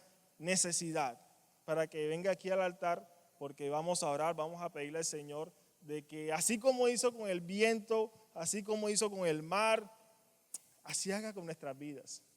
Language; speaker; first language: Spanish; native; Spanish